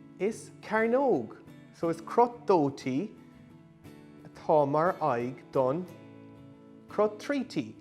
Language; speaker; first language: Irish; non-native, local second language; English